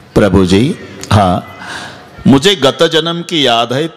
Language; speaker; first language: Hindi; non-native, local second language; Marathi